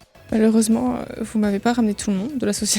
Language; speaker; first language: French; native; French